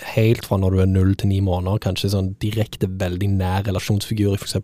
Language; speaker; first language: Norwegian; native; Norwegian